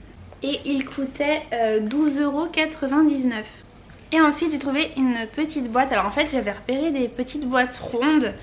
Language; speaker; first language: French; native; French